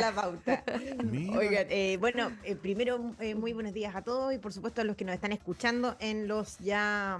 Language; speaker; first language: Spanish; native; Spanish